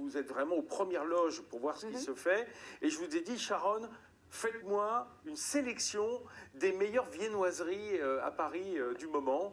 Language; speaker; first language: French; native; French